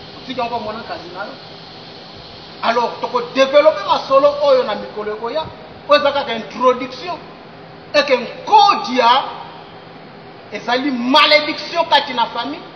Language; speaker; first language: Lingala; non-native, local second language; Kongo